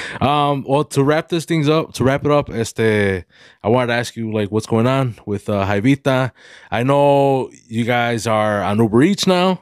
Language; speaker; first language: English; early bilingual, other home language; Spanish